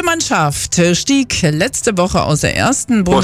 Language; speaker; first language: German; native; German